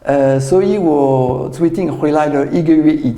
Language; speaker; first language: Chinese; non-native, learner; French